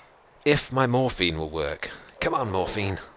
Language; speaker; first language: English; native; English